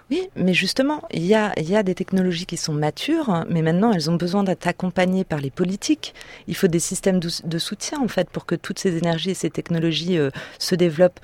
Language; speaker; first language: French; native; French